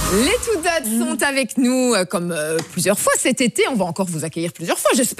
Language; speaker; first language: French; native; French